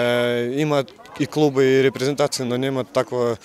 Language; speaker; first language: Macedonian; non-native, learner; Russian